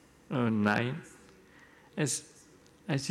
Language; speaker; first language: German; non-native, learner; French